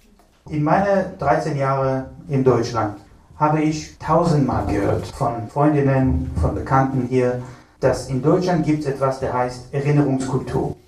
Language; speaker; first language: German; non-native, fluent; Hebrew